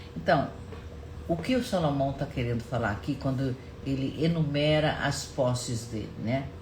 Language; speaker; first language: Portuguese; non-native, fluent; German